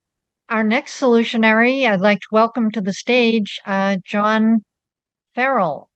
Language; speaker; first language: English; native; English